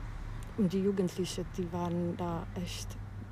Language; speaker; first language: German; non-native, fluent; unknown